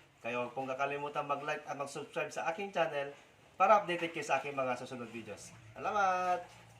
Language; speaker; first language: Filipino; non-native, local second language; Iloko